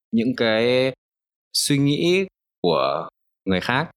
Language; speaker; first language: Vietnamese; early bilingual, other home language; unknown